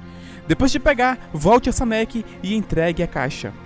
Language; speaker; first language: Portuguese; native; Portuguese